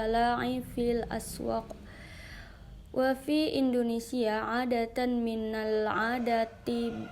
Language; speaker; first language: Arabic; non-native, learner; Indonesian